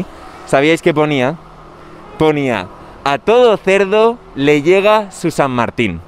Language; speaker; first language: Spanish; native; Spanish